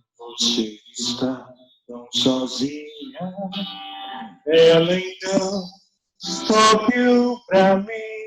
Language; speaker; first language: Portuguese; non-native, fluent; Chinese